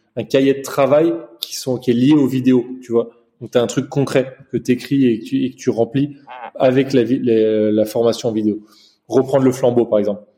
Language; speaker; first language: French; early bilingual, other home language; Chinese